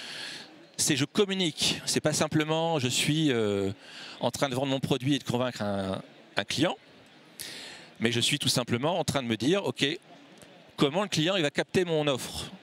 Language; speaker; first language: French; native; French